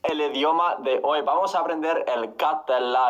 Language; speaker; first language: Spanish; non-native, fluent; English